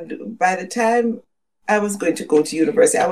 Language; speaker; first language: English; non-native, local second language; Jamaican Creole English